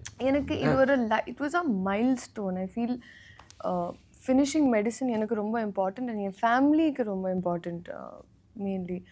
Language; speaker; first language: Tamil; non-native, learner; Telugu